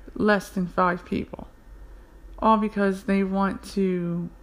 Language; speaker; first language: English; native; English